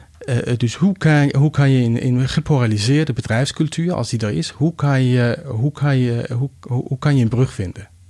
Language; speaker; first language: Dutch; non-native, fluent; Danish